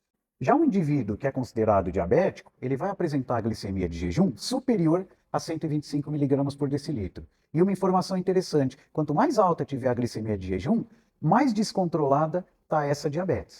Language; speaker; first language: Portuguese; native; Portuguese